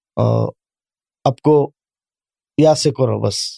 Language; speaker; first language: Urdu; non-native, learner; Bangla